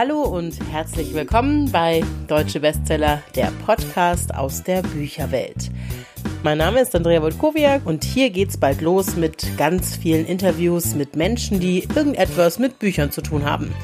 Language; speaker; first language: German; native; German